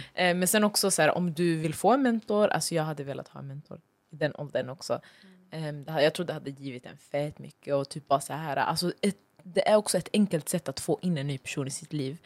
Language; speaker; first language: Swedish; early bilingual, other home language; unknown